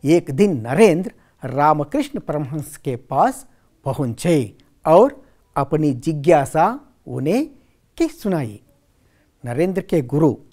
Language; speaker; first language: Hindi; non-native, local second language; Kannada